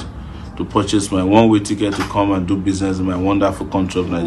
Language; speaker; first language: English; non-native, local second language; Yoruba